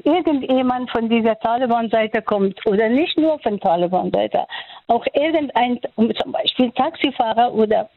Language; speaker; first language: German; non-native, fluent; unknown